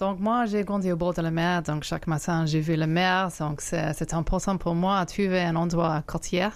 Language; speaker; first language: French; non-native, fluent; English